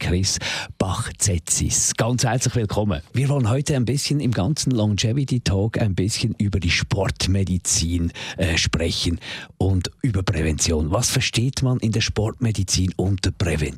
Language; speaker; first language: German; native; German